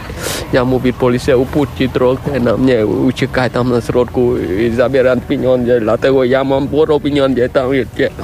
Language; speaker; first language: Polish; non-native, learner; Vietnamese